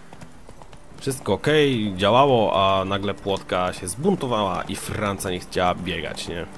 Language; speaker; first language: Polish; native; Polish